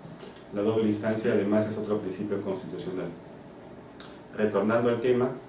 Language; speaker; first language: Spanish; native; Spanish